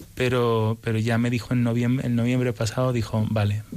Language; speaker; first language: Spanish; early bilingual, other home language; English